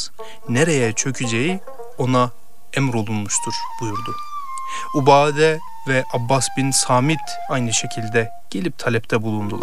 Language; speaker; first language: Turkish; native; Turkish